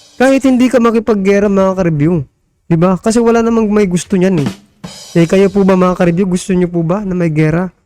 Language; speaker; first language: Filipino; non-native, local second language; Waray